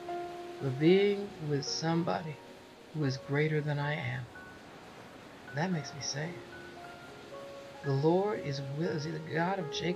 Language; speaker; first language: English; native; English